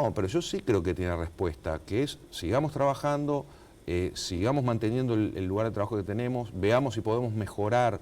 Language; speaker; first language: Spanish; native; Spanish